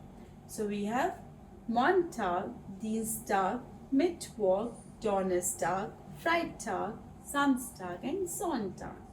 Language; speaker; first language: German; non-native, fluent; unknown